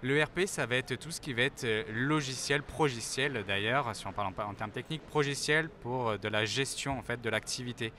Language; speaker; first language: French; native; French